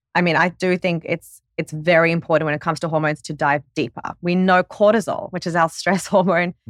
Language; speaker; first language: English; native; English